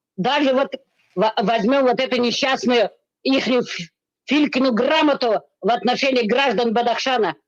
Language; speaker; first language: Russian; non-native, local second language; Tajik